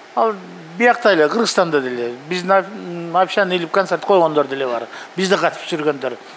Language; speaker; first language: Kyrgyz; non-native, local second language; Russian